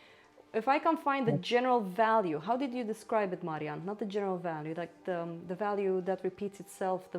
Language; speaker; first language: English; non-native, fluent; Romanian